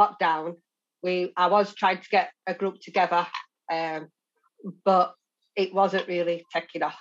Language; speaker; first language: English; native; English